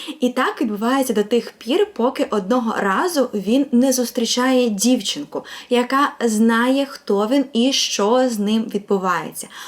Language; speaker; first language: Ukrainian; non-native, local second language; Russian